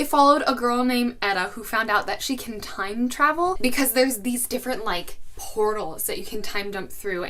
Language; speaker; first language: English; native; English